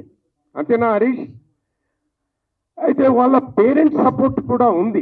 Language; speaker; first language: Telugu; native; Telugu